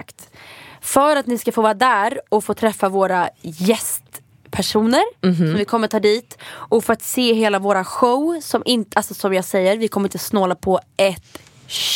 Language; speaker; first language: Swedish; native; Swedish